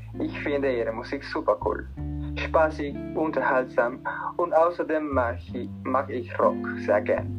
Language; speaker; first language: German; non-native, learner; Spanish